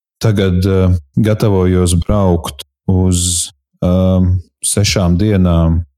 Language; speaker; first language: Latvian; native; Latvian